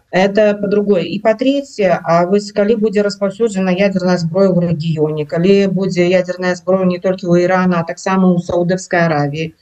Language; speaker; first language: Belarusian; non-native, local second language; Russian